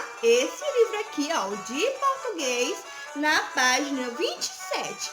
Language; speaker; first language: Portuguese; native; Portuguese